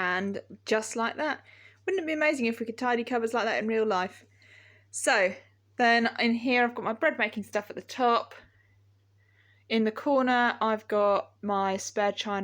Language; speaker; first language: English; native; English